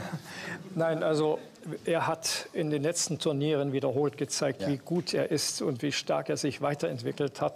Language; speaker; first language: German; native; German